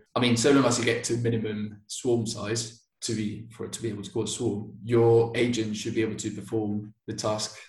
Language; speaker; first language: English; non-native, fluent; Spanish